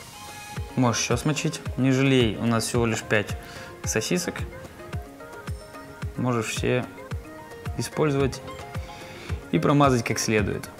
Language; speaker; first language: Russian; native; Russian